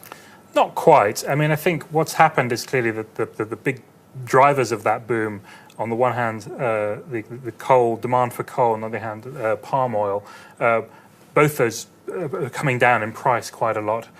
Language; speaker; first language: English; native; English